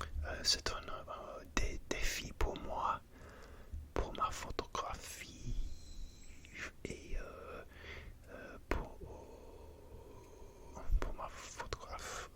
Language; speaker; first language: French; non-native, learner; English